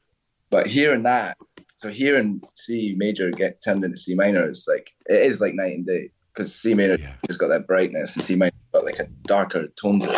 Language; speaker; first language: English; native; English